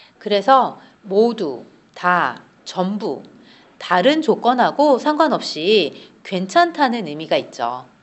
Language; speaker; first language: Korean; native; Korean